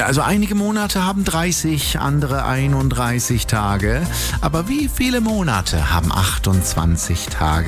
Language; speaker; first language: German; native; German